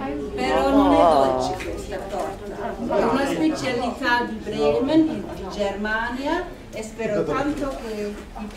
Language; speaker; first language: Italian; non-native, fluent; German